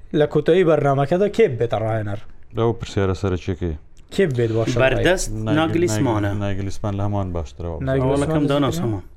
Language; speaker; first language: Central Kurdish; native; Central Kurdish